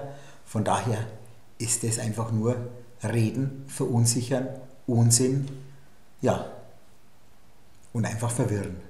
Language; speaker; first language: German; native; German